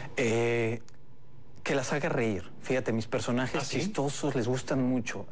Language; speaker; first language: Spanish; native; Spanish